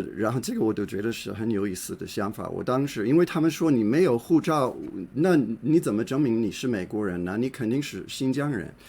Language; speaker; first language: Chinese; non-native, fluent; English